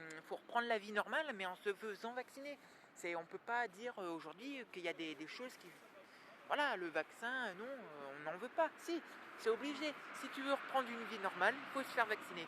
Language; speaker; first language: French; native; French